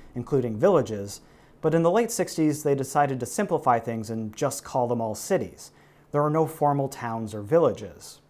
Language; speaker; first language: English; native; English